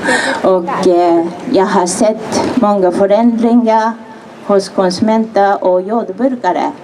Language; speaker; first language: Swedish; non-native, fluent; Japanese